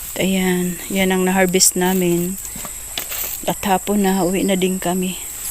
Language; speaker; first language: Filipino; native; Filipino